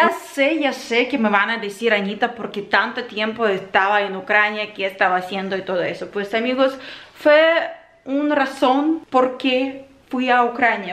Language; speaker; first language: Spanish; non-native, fluent; Ukrainian